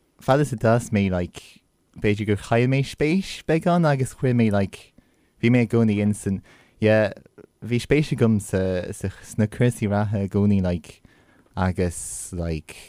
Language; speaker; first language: Irish; non-native, local second language; English